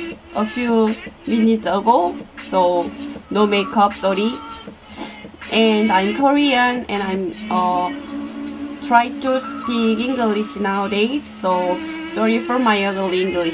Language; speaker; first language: English; non-native, learner; Korean